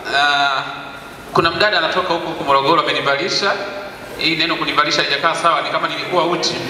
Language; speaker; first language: Swahili; native; Swahili